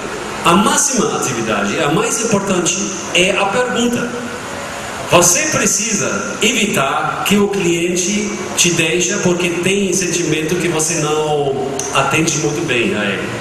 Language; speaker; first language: Portuguese; non-native, fluent; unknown